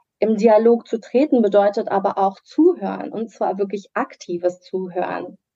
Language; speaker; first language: German; early bilingual, other home language; Persian